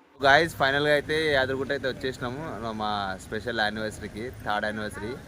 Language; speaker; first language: Telugu; non-native, local second language; Kannada